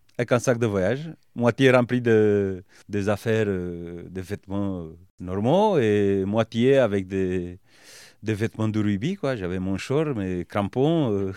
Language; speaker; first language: French; non-native, fluent; Romanian